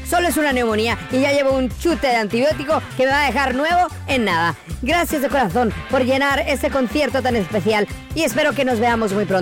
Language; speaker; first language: Spanish; native; Spanish